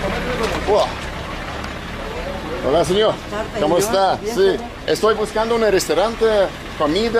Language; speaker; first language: Spanish; non-native, learner; English